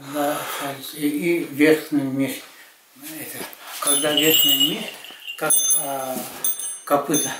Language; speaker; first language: Russian; non-native, local second language; Yakut